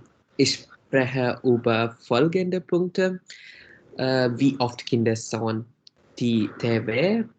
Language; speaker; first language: German; non-native, learner; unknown